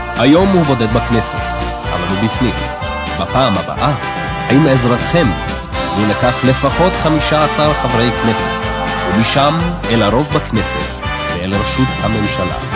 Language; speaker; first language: Hebrew; native; Hebrew